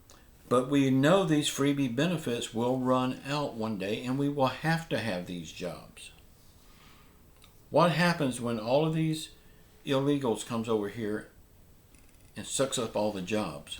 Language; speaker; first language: English; native; English